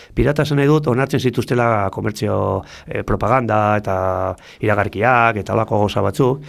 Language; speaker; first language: Basque; non-native, local second language; Spanish